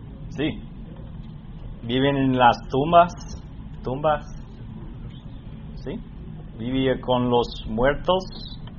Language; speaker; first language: Spanish; non-native, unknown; English